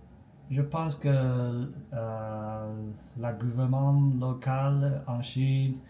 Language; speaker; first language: French; non-native, learner; Chinese